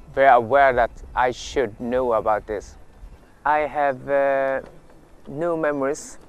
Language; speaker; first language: English; early bilingual, other home language; Swedish